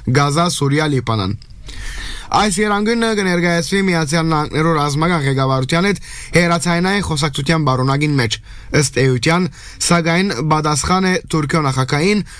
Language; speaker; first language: Armenian; native; Armenian